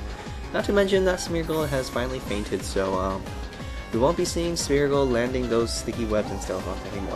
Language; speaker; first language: English; native; English